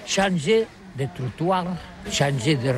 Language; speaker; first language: French; non-native, learner; Catalan